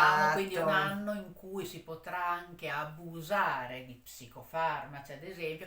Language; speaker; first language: Italian; native; Italian